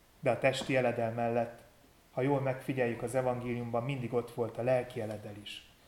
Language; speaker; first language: Hungarian; native; Hungarian